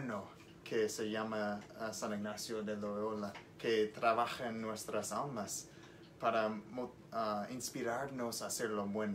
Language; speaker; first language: Spanish; non-native, learner; English